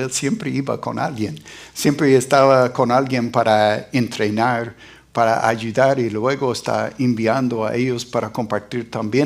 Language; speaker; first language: Spanish; non-native, fluent; English